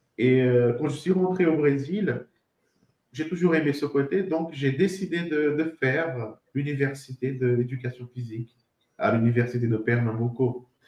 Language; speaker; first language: French; non-native, fluent; Portuguese